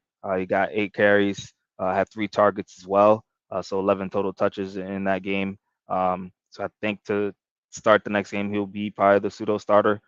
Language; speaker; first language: English; native; English